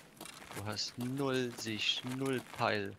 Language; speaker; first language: German; native; German